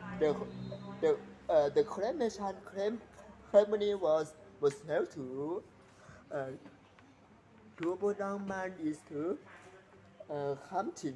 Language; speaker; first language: English; non-native, learner; Thai